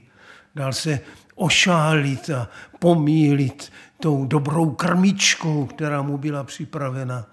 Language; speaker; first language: Czech; native; Czech